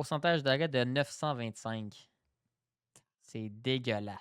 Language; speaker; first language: French; native; French